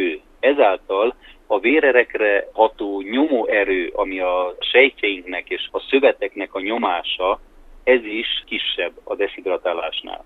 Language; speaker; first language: Hungarian; native; Hungarian